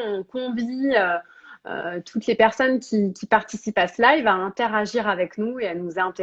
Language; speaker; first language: French; native; French